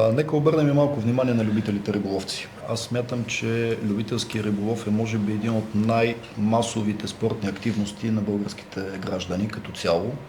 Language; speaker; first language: Bulgarian; native; Bulgarian